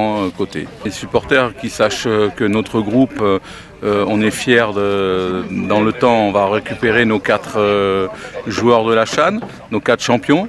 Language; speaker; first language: French; non-native, local second language; Lingala